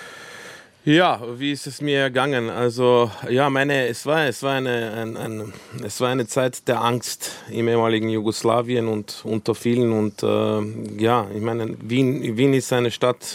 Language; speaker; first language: German; early bilingual, other home language; Croatian